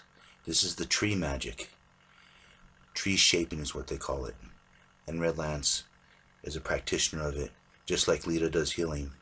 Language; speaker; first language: English; native; English